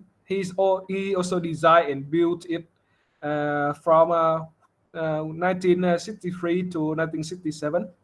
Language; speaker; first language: English; non-native, learner; Vietnamese